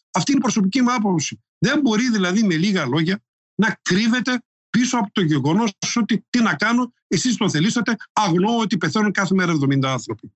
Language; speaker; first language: Greek; non-native, local second language; Turkish